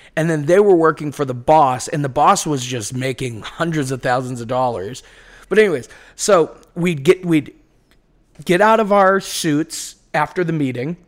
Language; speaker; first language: English; native; English